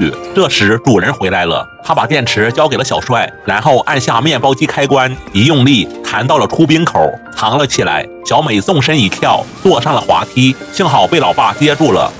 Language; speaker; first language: Chinese; native; Chinese